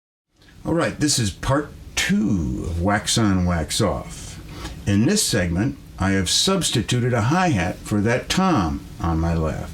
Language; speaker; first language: English; native; English